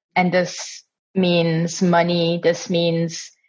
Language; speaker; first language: English; non-native, fluent; Italian